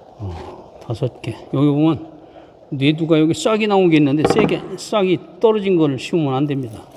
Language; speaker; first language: Korean; native; Korean